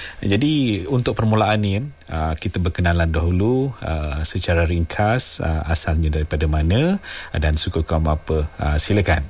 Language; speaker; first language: Malay; non-native, local second language; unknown